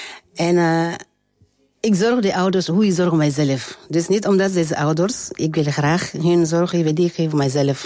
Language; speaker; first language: Dutch; non-native, learner; French